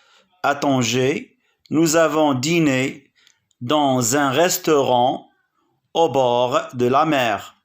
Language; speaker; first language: French; non-native, local second language; Arabic